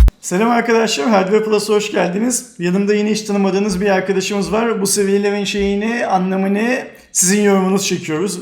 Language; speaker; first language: Turkish; native; Turkish